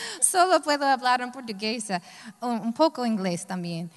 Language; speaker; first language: Spanish; non-native, fluent; English